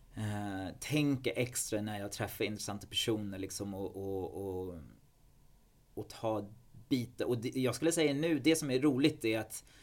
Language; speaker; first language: Swedish; non-native, fluent; English